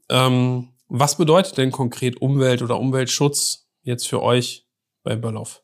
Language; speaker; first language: German; native; German